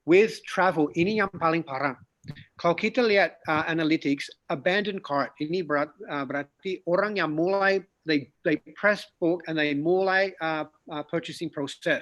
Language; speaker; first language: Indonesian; non-native, fluent; English